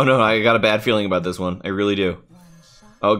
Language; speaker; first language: English; native; English